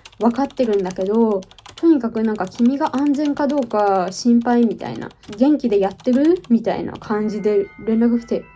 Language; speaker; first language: Japanese; native; Japanese